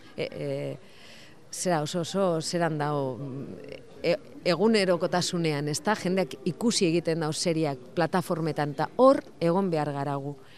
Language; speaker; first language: Basque; non-native, local second language; Spanish